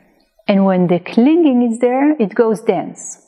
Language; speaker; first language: English; non-native, fluent; Hebrew